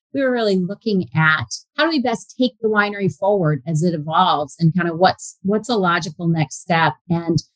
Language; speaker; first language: English; native; English